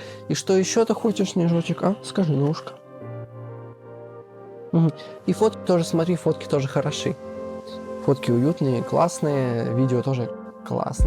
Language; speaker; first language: Russian; native; Russian